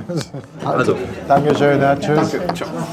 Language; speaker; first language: German; native; German